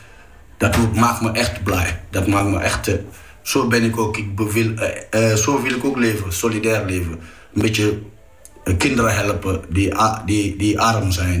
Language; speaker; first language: Dutch; non-native, fluent; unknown